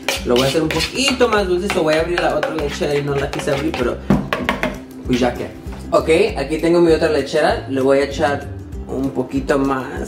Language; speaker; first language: Spanish; early bilingual, heritage; Spanish